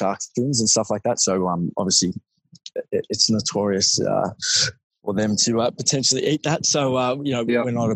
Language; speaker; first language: English; native; English